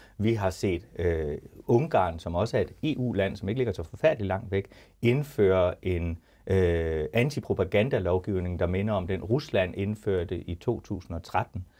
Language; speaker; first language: Danish; native; Danish